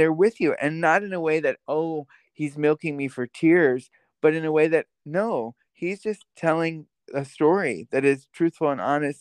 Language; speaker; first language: English; native; English